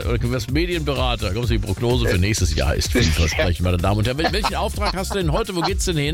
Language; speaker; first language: German; native; German